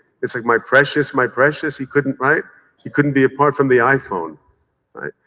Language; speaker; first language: English; native; English